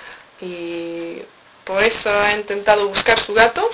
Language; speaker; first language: Spanish; non-native, learner; English